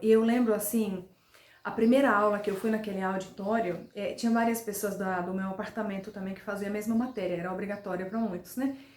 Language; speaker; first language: Portuguese; non-native, fluent; Finnish